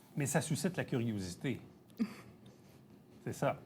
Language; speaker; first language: French; native; French